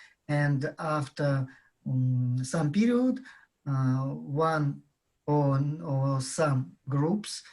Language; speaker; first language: English; non-native, learner; Russian